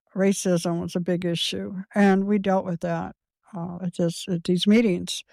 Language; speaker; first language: English; native; English